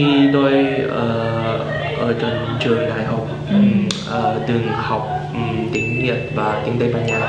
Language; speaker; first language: Vietnamese; non-native, learner; Chinese